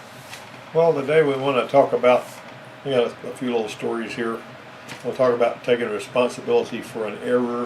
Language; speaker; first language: English; native; English